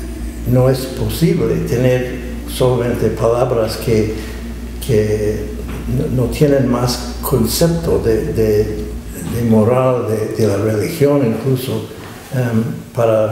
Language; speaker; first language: Spanish; non-native, fluent; English